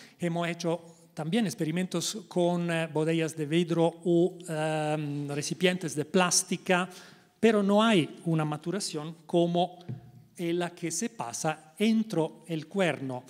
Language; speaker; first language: Spanish; non-native, learner; Italian